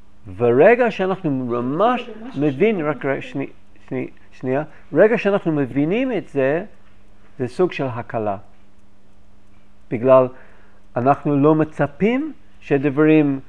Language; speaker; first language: Hebrew; non-native, fluent; English